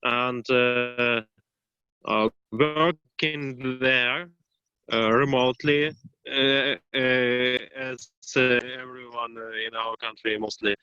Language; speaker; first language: English; non-native, learner; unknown